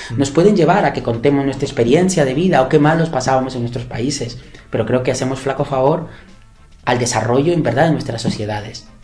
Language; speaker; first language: Spanish; native; Spanish